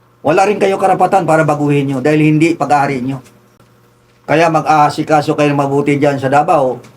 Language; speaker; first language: Filipino; non-native, local second language; Tausug